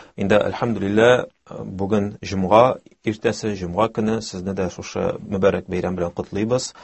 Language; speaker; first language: Tatar; native; Tatar